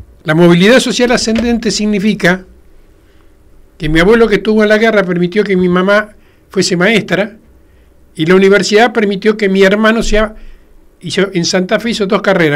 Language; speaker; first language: Spanish; native; Spanish